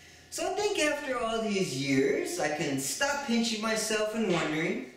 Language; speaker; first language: English; early bilingual, other home language; Spanish